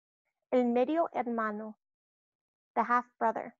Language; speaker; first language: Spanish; non-native, fluent; English